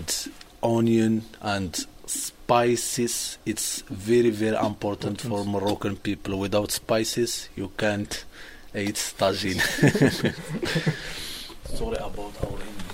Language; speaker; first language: English; non-native, learner; Arabic